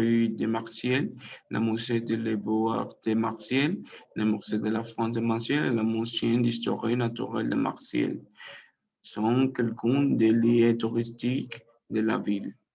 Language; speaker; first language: French; non-native, learner; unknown